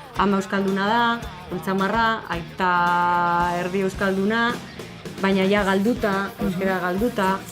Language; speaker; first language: Basque; non-native, local second language; Spanish